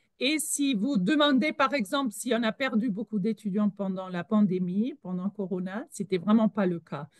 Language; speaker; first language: French; non-native, fluent; German